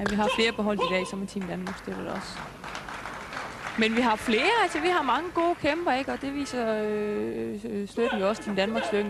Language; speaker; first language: Danish; native; Danish